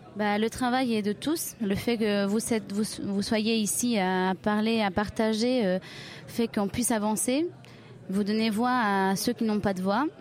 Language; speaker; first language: French; native; French